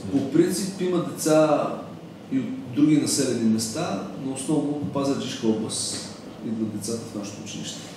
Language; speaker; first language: Bulgarian; native; Bulgarian